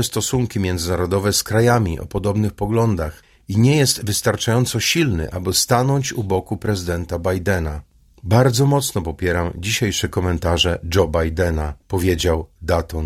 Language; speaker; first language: Polish; native; Polish